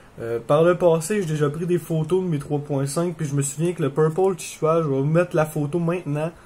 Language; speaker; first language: French; native; French